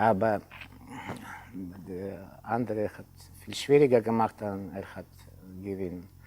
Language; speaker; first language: German; non-native, learner; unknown